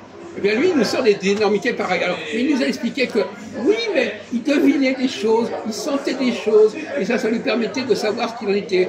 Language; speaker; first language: French; native; French